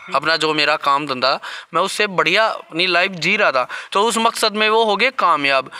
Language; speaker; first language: Hindi; native; Hindi